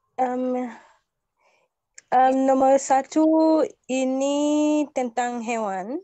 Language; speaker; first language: Indonesian; non-native, learner; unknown